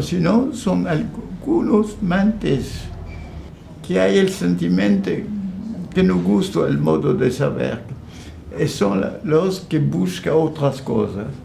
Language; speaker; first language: Spanish; non-native, fluent; French